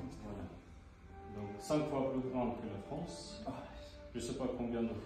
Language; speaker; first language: French; non-native, fluent; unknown